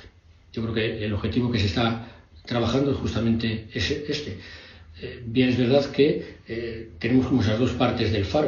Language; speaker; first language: Spanish; native; Spanish